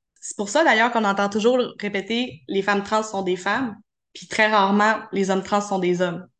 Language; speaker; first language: French; native; French